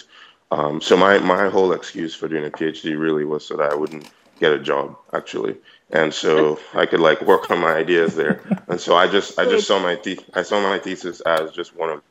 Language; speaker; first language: English; non-native, local second language; Yoruba